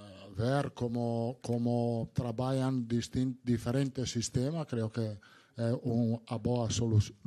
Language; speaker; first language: Portuguese; non-native, learner; Italian